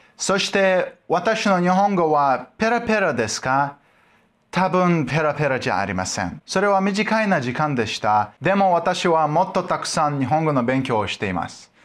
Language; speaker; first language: Japanese; non-native, learner; Russian